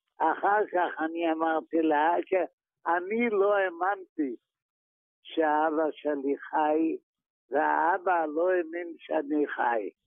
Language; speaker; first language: Hebrew; non-native, fluent; Yiddish